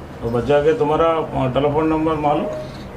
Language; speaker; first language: Hindi; non-native, local second language; Malayalam